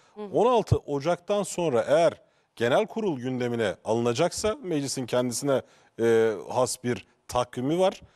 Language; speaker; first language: Turkish; native; Turkish